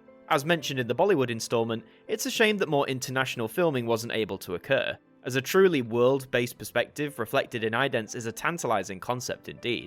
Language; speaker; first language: English; native; English